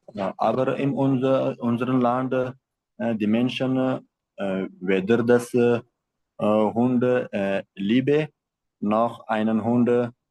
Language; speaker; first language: German; non-native, learner; Hindi